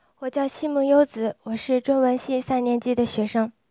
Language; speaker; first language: Chinese; non-native, learner; Japanese